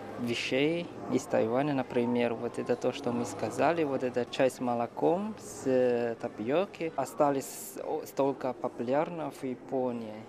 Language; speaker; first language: Russian; non-native, fluent; Chinese